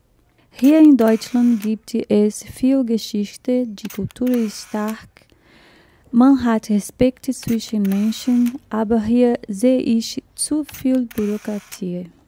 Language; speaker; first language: German; non-native, fluent; Portuguese